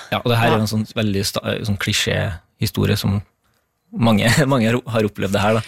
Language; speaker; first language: Norwegian; early bilingual, other home language; Kurdish